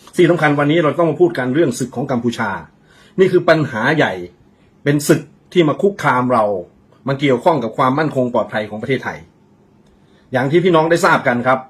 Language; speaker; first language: Thai; native; Thai